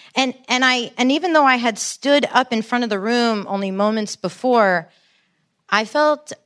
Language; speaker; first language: English; native; English